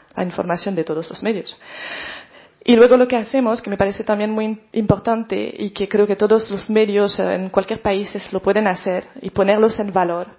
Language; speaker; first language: Spanish; non-native, fluent; French